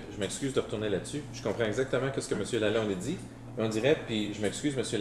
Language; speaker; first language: French; native; French